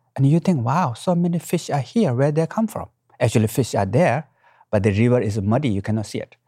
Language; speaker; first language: English; non-native, local second language; Tibetan